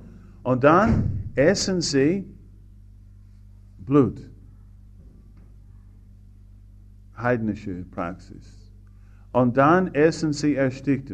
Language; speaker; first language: German; non-native, fluent; English